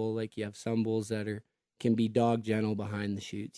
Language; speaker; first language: English; native; English